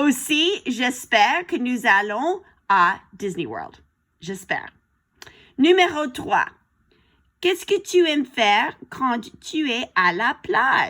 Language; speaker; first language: French; non-native, fluent; English